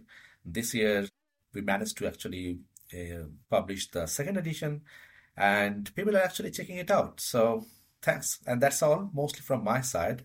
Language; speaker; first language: English; non-native, local second language; Bangla